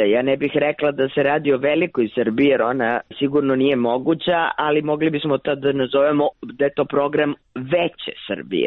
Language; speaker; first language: Croatian; native; Croatian